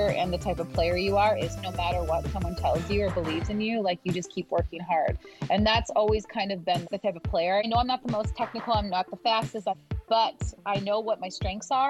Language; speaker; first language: English; native; English